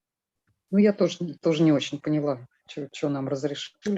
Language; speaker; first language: Russian; native; Russian